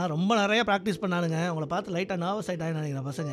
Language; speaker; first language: Tamil; native; Tamil